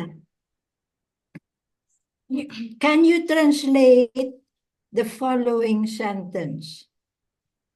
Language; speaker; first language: English; non-native, fluent; Indonesian